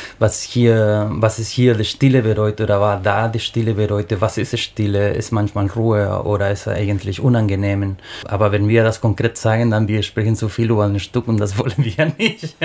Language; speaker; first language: German; non-native, fluent; Spanish